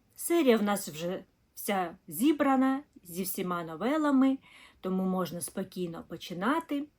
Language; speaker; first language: Ukrainian; non-native, local second language; Russian